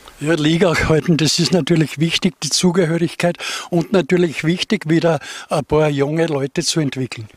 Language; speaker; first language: German; native; German